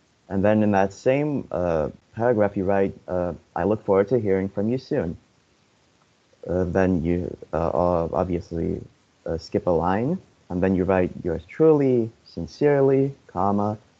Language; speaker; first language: English; non-native, fluent; Lithuanian